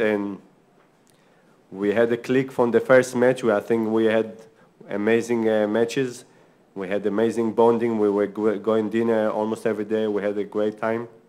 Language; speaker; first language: English; non-native, fluent; Hebrew